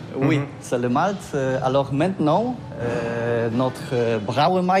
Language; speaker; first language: French; non-native, learner; Polish